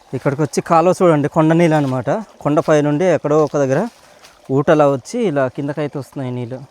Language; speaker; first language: Telugu; non-native, local second language; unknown